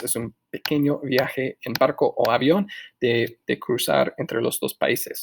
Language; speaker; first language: Spanish; non-native, fluent; English